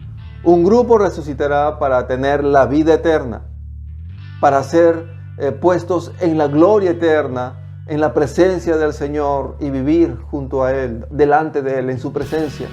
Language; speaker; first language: Spanish; native; Spanish